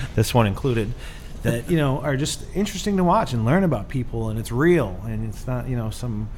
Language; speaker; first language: English; native; English